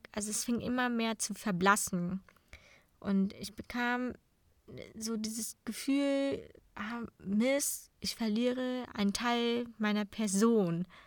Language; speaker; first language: German; non-native, fluent; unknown